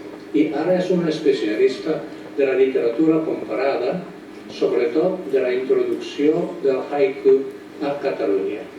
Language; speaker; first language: Catalan; non-native, fluent; Japanese